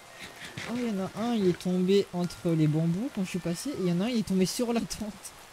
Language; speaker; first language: French; native; French